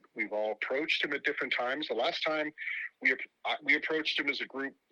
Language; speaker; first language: English; native; English